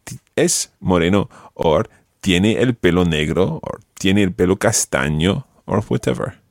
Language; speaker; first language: Spanish; non-native, fluent; English